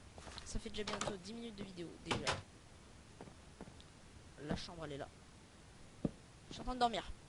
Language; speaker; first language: French; native; French